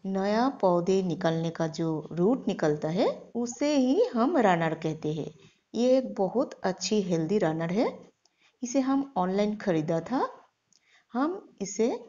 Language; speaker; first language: Hindi; non-native, local second language; Bangla